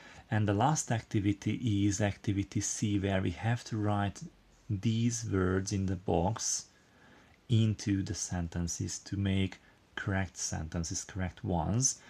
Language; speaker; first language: English; non-native, fluent; Hungarian